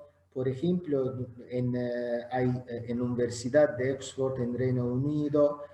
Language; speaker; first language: Spanish; non-native, fluent; Azerbaijani